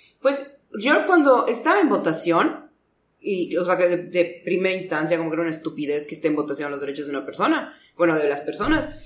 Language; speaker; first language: Spanish; native; Spanish